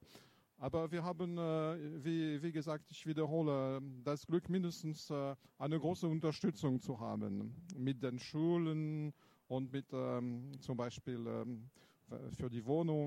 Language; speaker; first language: German; non-native, fluent; French